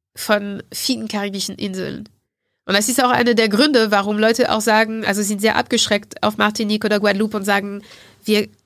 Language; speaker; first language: German; non-native, fluent; French